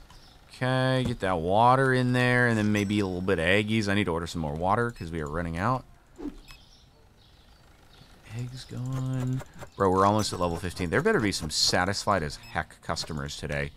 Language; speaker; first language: English; native; English